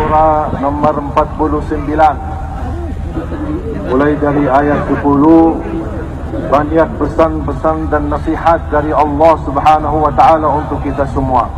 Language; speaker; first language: Indonesian; non-native, fluent; Arabic